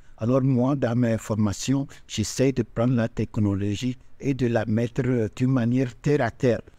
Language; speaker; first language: French; non-native, local second language; Ewe